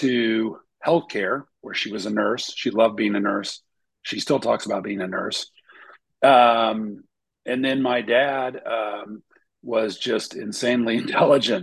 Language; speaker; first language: English; native; English